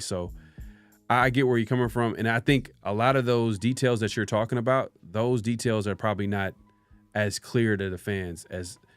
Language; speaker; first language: English; native; English